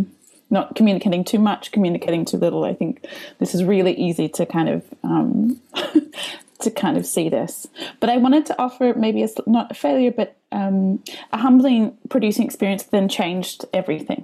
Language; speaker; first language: English; native; English